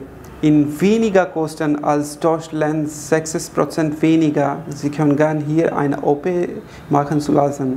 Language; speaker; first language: German; non-native, learner; Hindi